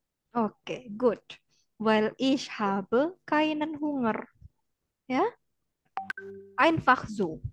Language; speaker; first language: German; non-native, fluent; Indonesian